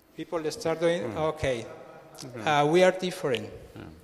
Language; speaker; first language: English; non-native, fluent; Spanish